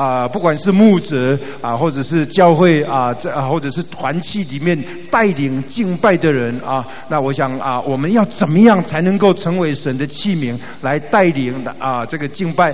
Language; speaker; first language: Chinese; native; Chinese